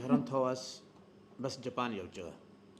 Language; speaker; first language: Mongolian; non-native, learner; Urdu